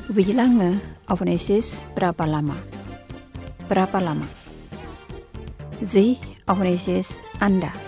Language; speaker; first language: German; non-native, fluent; Indonesian